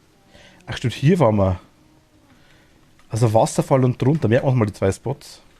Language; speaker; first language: German; native; German